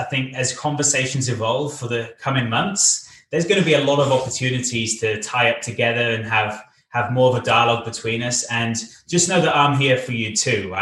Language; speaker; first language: English; native; English